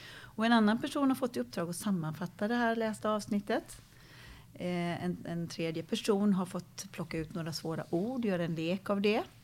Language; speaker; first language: Swedish; native; Swedish